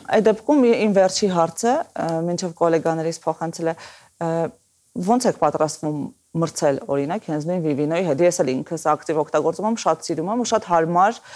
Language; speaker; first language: Armenian; native; Armenian